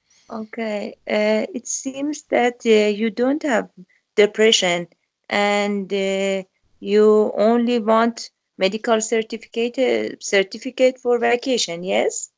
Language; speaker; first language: English; non-native, learner; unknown